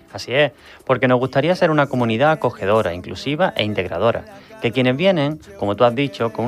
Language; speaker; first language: Spanish; native; Spanish